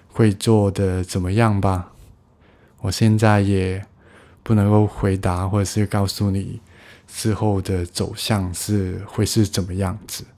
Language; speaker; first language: Chinese; non-native, local second language; Cantonese